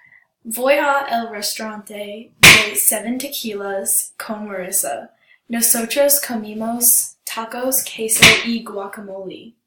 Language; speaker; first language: Spanish; non-native, learner; English